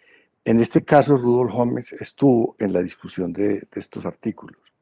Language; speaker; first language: Spanish; native; Spanish